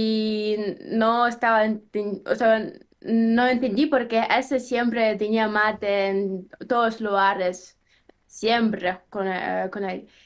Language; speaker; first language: Spanish; non-native, learner; Ukrainian